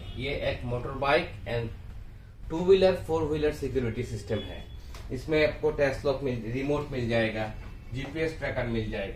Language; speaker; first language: Hindi; non-native, learner; Bangla